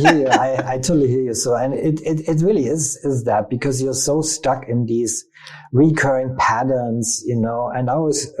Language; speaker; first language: English; non-native, fluent; German